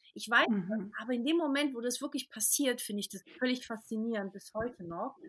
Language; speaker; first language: German; early bilingual, other home language; Portuguese